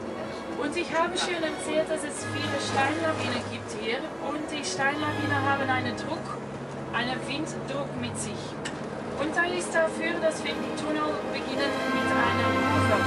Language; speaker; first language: German; non-native, fluent; Norwegian